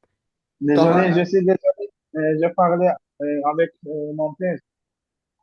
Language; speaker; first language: French; non-native, learner; Azerbaijani